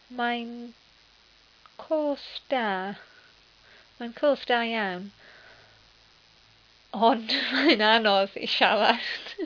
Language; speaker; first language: Welsh; non-native, learner; English